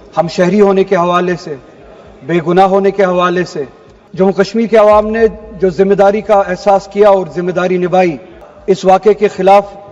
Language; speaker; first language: Urdu; non-native, local second language; Kashmiri